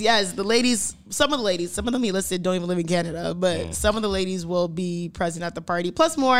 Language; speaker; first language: English; native; English